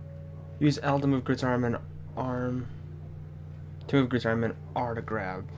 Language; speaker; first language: English; native; English